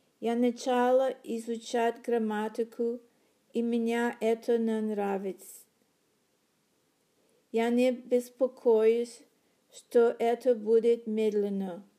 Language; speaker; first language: Russian; non-native, learner; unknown